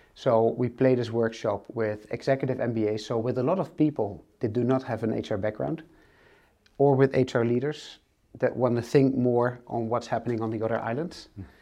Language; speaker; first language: English; non-native, fluent; Dutch